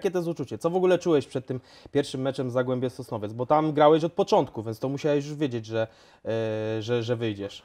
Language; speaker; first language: Polish; native; Polish